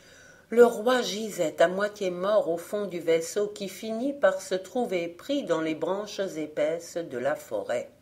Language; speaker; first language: French; native; French